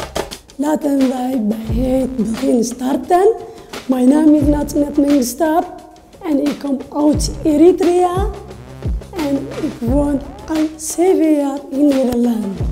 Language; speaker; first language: Dutch; non-native, learner; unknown